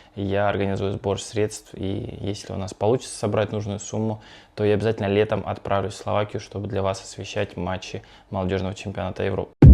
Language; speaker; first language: Russian; native; Russian